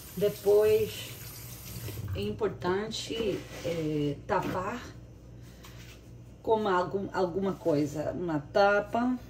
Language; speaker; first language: Portuguese; non-native, learner; Spanish